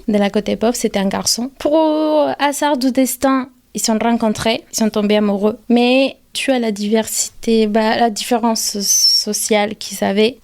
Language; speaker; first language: French; non-native, fluent; Spanish